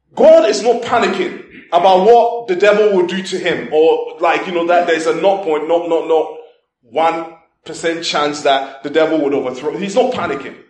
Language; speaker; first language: English; non-native, local second language; Igbo